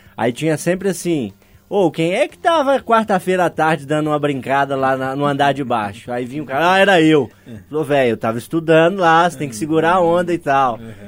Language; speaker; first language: Portuguese; native; Portuguese